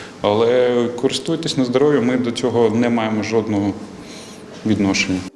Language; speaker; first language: Ukrainian; native; Ukrainian